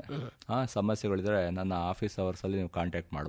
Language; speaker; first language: Kannada; native; Kannada